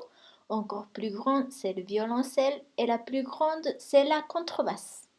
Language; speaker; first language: French; non-native, fluent; Japanese